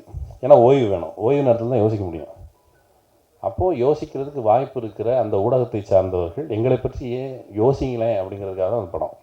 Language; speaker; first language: Tamil; native; Tamil